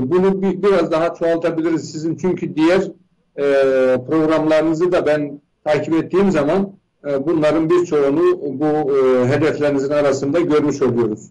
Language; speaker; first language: Turkish; native; Turkish